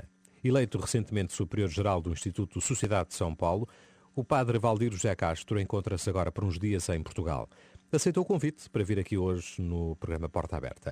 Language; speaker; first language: Portuguese; native; Portuguese